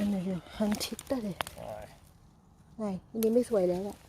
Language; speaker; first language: Swedish; non-native, learner; Thai